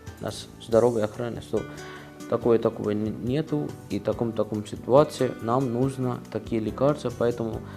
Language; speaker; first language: Russian; non-native, learner; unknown